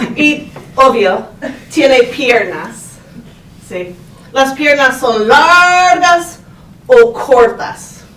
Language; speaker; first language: Spanish; non-native, fluent; English